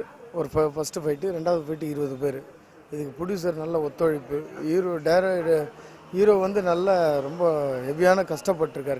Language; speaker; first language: Tamil; native; Tamil